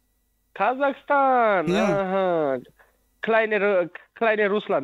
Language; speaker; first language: German; non-native, learner; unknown